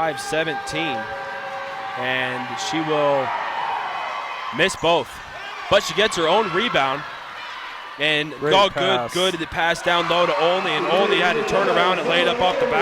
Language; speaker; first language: English; native; English